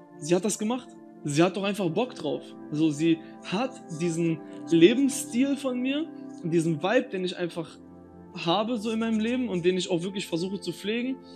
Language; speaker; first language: German; early bilingual, other home language; Albanian